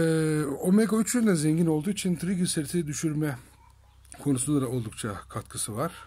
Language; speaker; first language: Turkish; native; Turkish